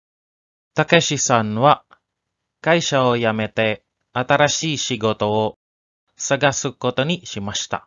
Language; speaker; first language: Japanese; non-native, learner; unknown